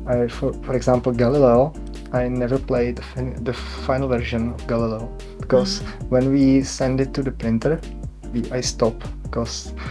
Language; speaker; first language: English; non-native, learner; Czech